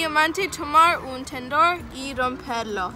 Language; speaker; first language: Spanish; non-native, learner; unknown